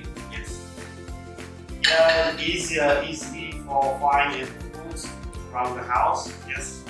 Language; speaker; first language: English; non-native, learner; Khmer